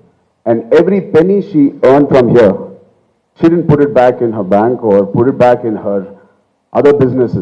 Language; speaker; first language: English; non-native, local second language; Telugu